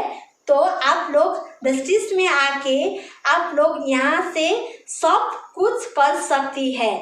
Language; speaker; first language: Hindi; non-native, local second language; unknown